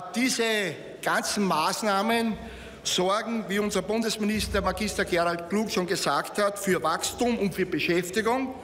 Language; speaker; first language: German; native; German